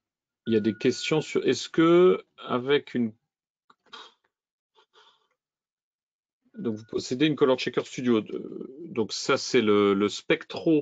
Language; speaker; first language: French; native; French